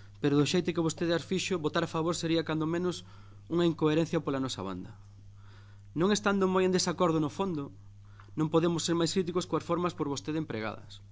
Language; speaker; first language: Galician; native; Galician